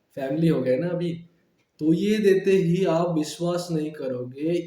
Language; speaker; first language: Hindi; non-native, local second language; Bangla